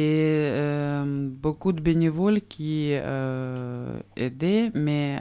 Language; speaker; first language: French; non-native, learner; Russian